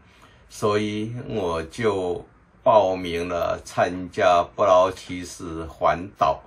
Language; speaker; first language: Chinese; non-native, local second language; Min Nan Chinese